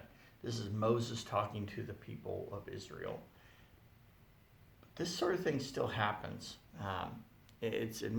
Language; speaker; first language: English; native; English